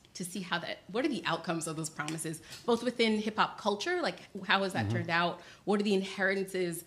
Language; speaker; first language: English; native; English